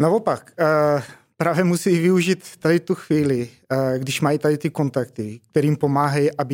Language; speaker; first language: Czech; non-native, fluent; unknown